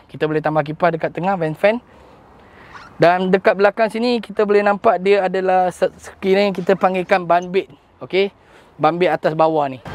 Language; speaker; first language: Malay; non-native, local second language; Chinese